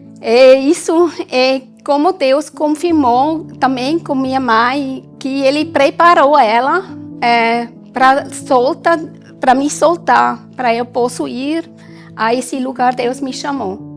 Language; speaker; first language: Portuguese; non-native, learner; German